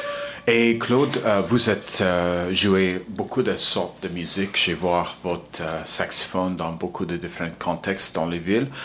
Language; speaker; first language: French; non-native, learner; English